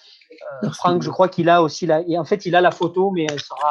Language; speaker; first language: French; native; French